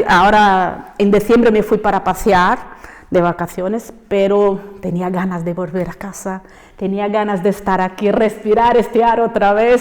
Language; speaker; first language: Spanish; non-native, fluent; Portuguese